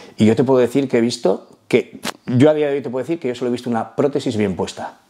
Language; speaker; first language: Spanish; non-native, fluent; Arabic